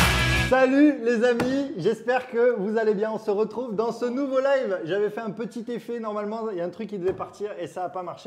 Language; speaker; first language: French; native; French